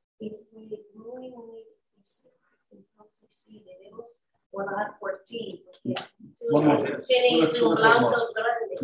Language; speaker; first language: Spanish; non-native, learner; English